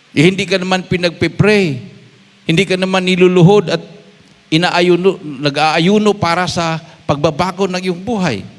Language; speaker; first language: Filipino; non-native, local second language; Cebuano